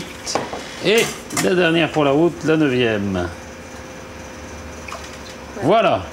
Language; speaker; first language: French; native; French